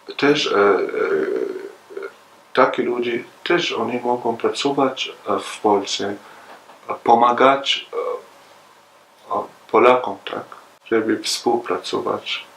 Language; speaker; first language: Polish; non-native, learner; Arabic